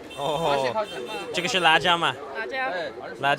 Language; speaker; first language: Chinese; non-native, learner; English